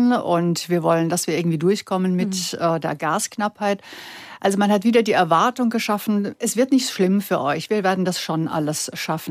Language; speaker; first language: German; native; German